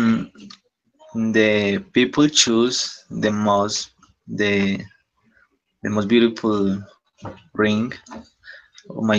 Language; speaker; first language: English; non-native, learner; Spanish